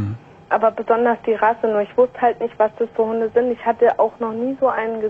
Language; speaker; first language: German; native; German